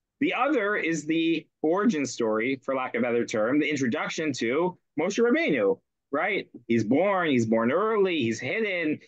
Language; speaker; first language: English; native; English